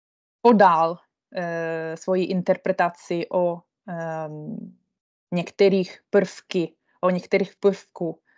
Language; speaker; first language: Czech; non-native, fluent; Italian